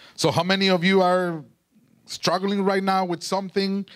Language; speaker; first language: English; non-native, fluent; Spanish